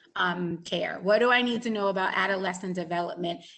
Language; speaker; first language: English; native; English